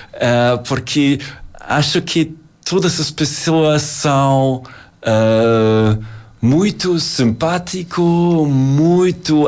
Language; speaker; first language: Portuguese; non-native, learner; German